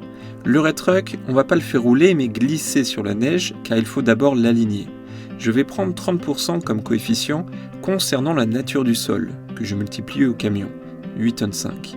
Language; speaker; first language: French; native; French